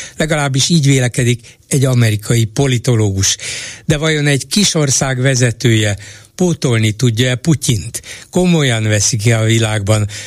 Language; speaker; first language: Hungarian; native; Hungarian